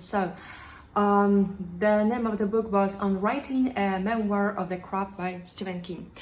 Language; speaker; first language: English; non-native, fluent; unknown